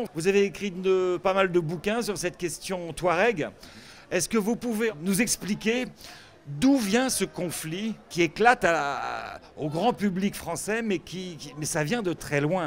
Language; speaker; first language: French; native; French